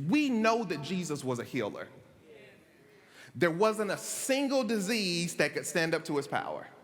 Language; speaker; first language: English; native; English